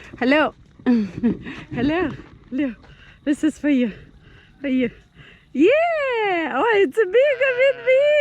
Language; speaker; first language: English; non-native, learner; Italian